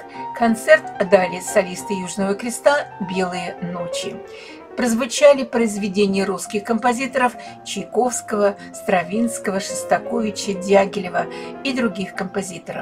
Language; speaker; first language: Russian; native; Russian